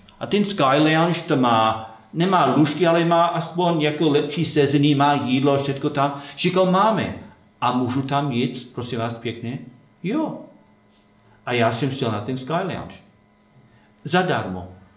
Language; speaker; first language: Czech; non-native, fluent; Slovak